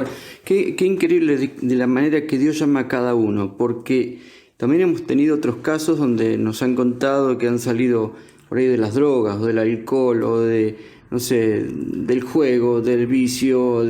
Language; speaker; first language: Spanish; native; Spanish